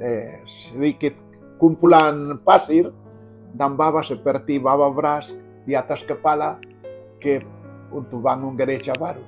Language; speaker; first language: Indonesian; non-native, fluent; Spanish